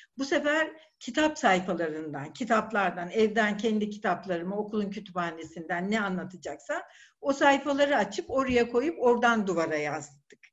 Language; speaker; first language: Turkish; native; Turkish